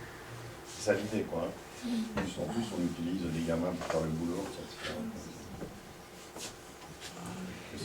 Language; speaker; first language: French; native; French